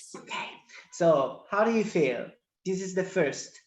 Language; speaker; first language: English; non-native, fluent; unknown